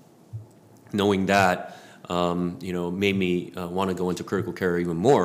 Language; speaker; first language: English; native; English